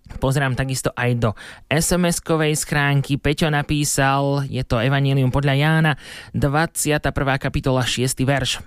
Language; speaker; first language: Slovak; native; Slovak